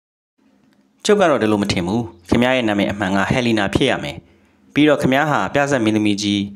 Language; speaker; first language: Burmese; native; Burmese